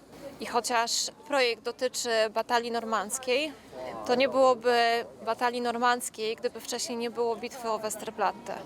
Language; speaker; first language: Polish; native; Polish